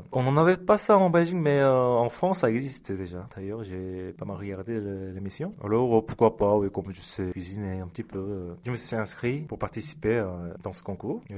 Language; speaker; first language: French; early bilingual, other home language; Korean